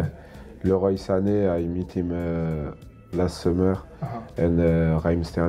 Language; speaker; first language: English; non-native, learner; French